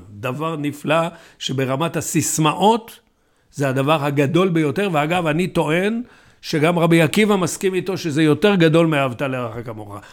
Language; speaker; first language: Hebrew; native; Hebrew